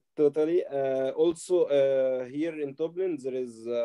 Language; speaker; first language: English; non-native, learner; Arabic